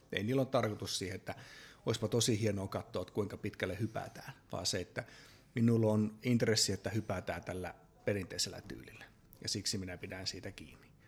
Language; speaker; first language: Finnish; native; Finnish